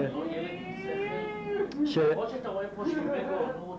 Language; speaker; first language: Hebrew; native; Hebrew